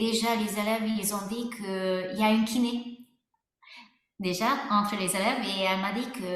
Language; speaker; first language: French; non-native, fluent; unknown